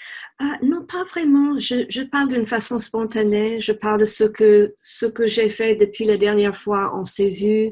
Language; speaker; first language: French; non-native, fluent; English